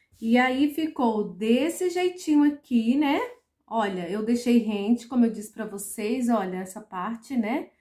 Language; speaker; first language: Portuguese; native; Portuguese